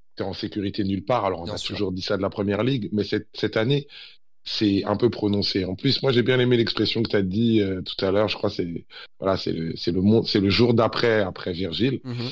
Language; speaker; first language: French; early bilingual, other home language; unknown